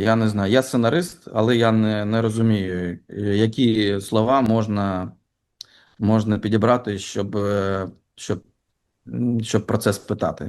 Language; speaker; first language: Ukrainian; non-native, local second language; Russian